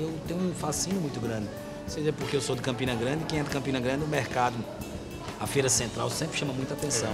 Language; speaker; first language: Portuguese; native; Portuguese